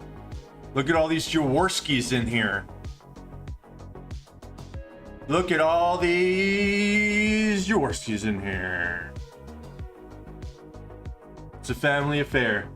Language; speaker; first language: English; native; English